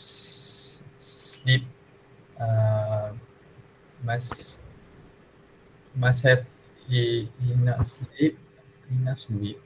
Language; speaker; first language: English; non-native, local second language; Malay